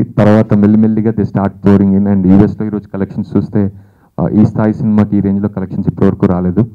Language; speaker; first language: Telugu; native; Telugu